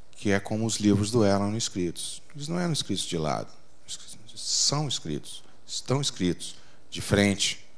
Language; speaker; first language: Portuguese; native; Portuguese